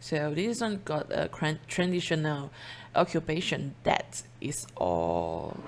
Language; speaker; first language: English; non-native, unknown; Chinese